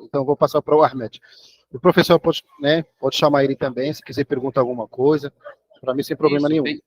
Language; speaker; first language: Portuguese; non-native, fluent; Arabic